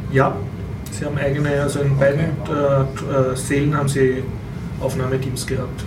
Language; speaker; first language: German; native; German